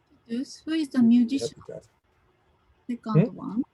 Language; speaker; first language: English; non-native, fluent; Japanese